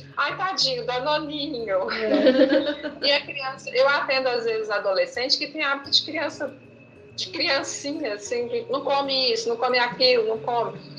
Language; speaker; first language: Portuguese; native; Portuguese